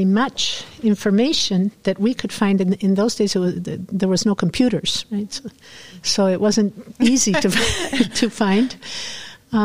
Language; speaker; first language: English; non-native, fluent; Spanish